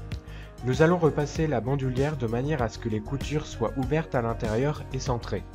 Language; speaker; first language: French; native; French